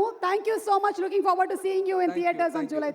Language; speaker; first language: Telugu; native; Telugu